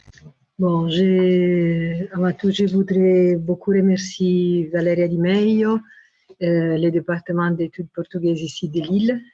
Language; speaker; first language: French; non-native, fluent; Italian